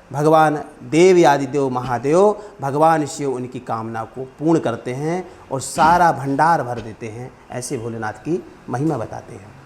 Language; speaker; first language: Hindi; native; Hindi